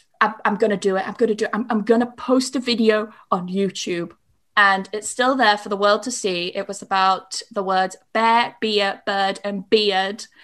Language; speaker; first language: English; native; English